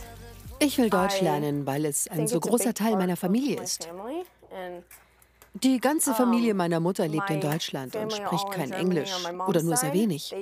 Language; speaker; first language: German; early bilingual, heritage; English